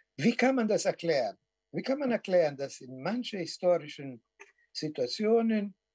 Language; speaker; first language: German; non-native, fluent; Portuguese